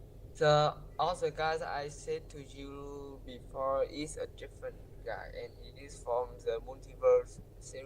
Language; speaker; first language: English; non-native, learner; Vietnamese